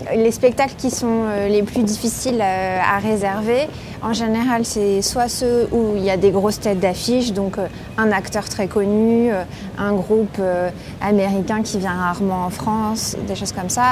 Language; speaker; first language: French; native; French